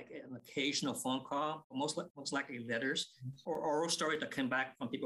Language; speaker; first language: English; native; English